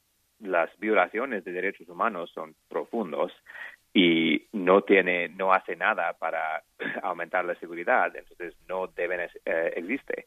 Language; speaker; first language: Spanish; non-native, learner; English